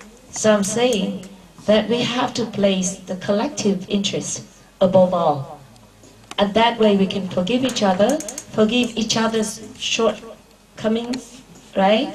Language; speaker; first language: English; non-native, fluent; Vietnamese